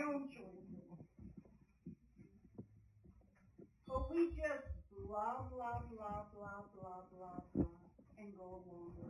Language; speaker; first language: English; native; English